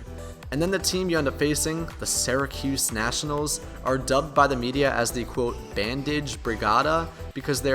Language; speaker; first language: English; native; English